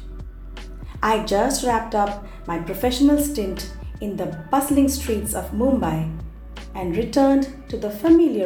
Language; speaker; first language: English; non-native, local second language; Bangla